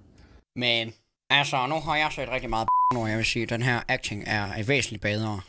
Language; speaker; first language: Danish; native; Danish